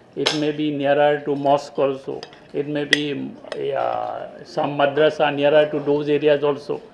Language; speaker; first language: English; non-native, local second language; Assamese